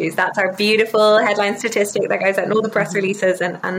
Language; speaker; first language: English; native; English